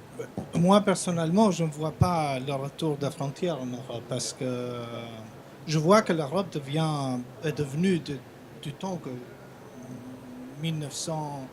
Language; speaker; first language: French; non-native, fluent; Albanian